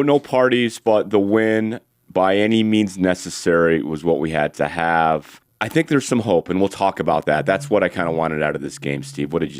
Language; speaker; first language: English; native; English